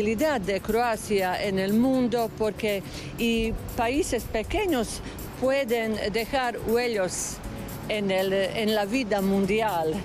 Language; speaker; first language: Spanish; non-native, fluent; Croatian